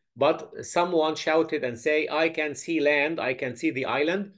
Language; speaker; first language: English; non-native, fluent; Arabic